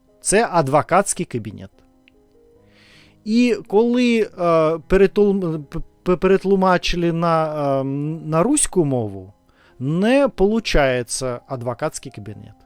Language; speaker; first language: Ukrainian; non-native, learner; Russian